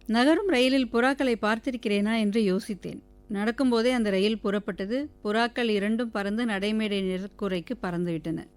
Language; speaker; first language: Tamil; native; Tamil